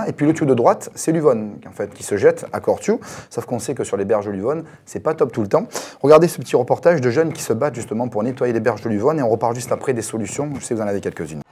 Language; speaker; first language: French; native; French